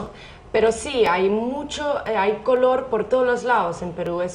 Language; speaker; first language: Spanish; non-native, fluent; English